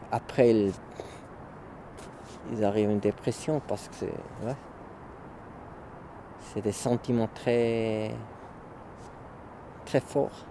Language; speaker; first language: French; non-native, local second language; German